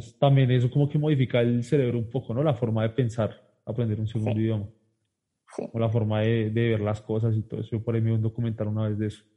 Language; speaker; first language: Spanish; native; Spanish